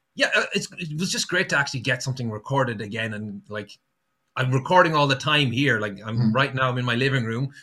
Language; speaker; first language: English; native; English